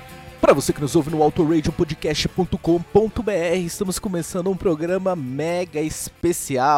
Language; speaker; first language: Portuguese; native; Portuguese